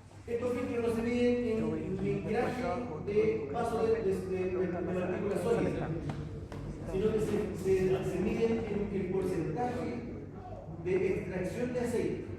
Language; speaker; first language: Spanish; native; Spanish